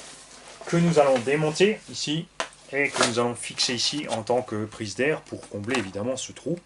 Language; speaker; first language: French; native; French